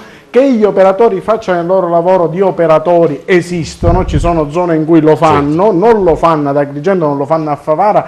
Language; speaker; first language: Italian; native; Italian